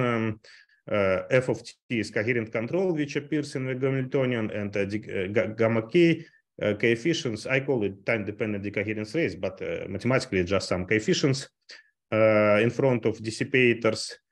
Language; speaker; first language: English; non-native, fluent; Russian